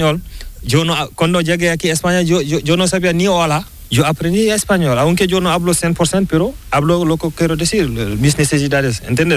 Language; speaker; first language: Spanish; non-native, learner; Fula